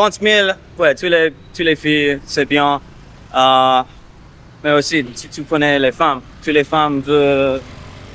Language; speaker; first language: French; non-native, learner; English